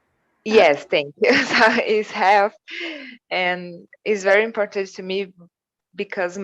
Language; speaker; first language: English; non-native, learner; Portuguese